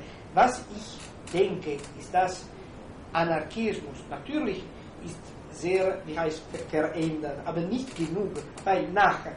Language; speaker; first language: German; non-native, fluent; Italian